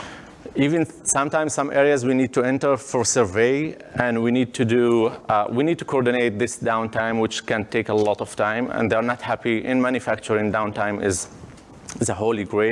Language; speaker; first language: English; non-native, fluent; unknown